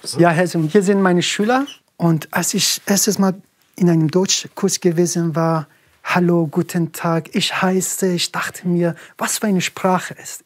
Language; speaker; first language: German; non-native, learner; Arabic